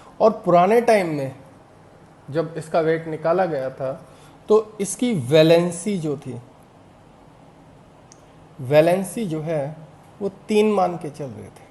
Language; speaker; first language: Hindi; native; Hindi